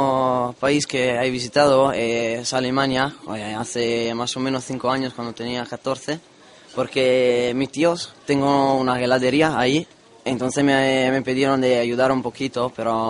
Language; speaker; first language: Spanish; non-native, learner; Italian